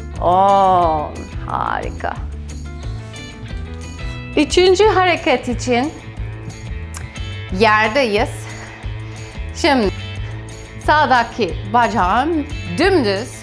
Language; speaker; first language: Turkish; non-native, fluent; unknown